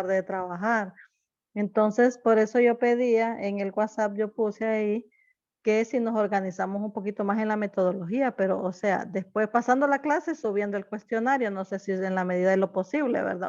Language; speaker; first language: Spanish; native; Spanish